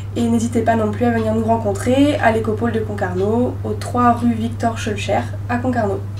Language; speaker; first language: French; native; French